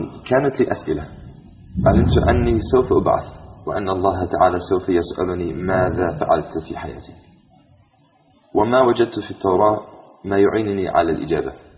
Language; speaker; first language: Arabic; non-native, fluent; English